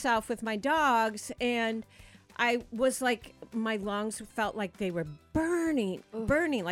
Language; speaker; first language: English; native; English